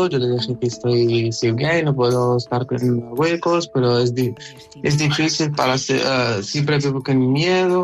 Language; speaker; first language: Spanish; non-native, learner; Arabic